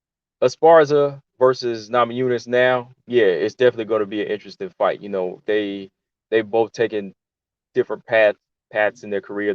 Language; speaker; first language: English; native; English